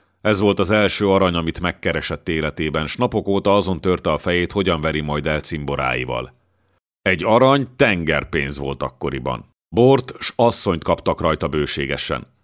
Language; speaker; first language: Hungarian; native; Hungarian